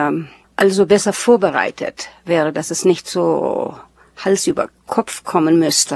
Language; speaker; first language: German; early bilingual, heritage; German